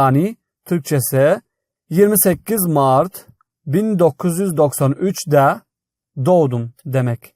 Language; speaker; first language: Turkish; non-native, fluent; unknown